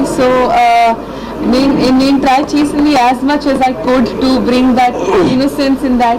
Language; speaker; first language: Telugu; non-native, fluent; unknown